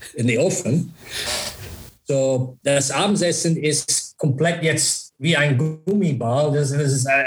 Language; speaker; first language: German; non-native, fluent; English